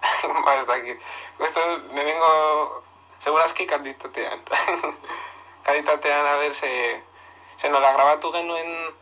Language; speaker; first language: Basque; non-native, local second language; Spanish